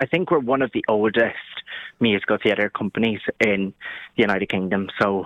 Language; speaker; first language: English; native; English